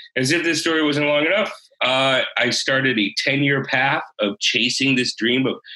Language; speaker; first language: English; native; English